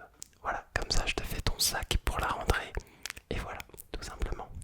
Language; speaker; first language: French; native; French